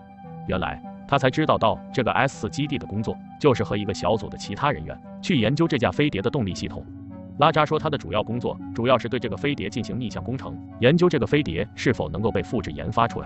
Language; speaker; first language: Chinese; native; Chinese